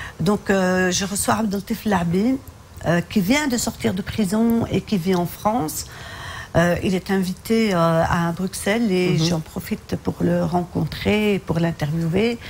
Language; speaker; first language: French; early bilingual, other home language; Arabic